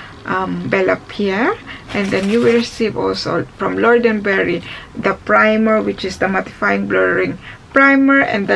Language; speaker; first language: English; non-native, fluent; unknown